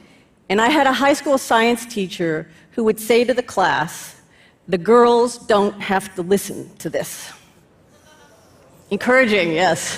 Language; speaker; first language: English; native; English